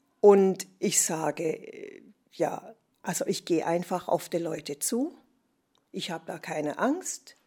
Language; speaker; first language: German; non-native, fluent; English